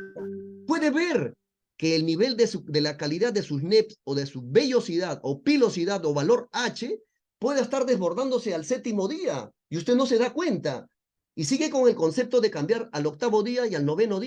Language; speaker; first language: Spanish; native; Spanish